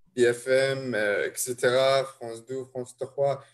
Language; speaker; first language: French; non-native, fluent; Arabic